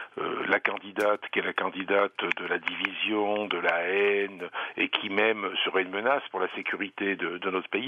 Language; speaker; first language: French; native; French